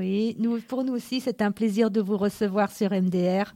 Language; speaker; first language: French; native; French